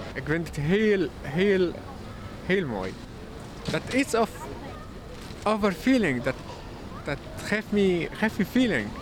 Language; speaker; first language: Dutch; non-native, learner; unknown